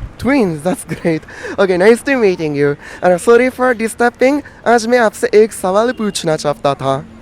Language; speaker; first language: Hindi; non-native, fluent; Japanese